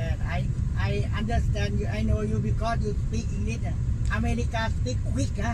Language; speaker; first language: English; non-native, learner; Thai